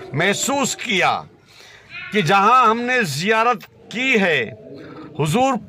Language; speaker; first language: Hindi; non-native, local second language; Kachhi